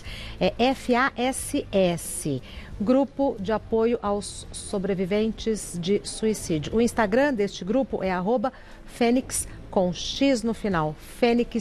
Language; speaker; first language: Portuguese; native; Portuguese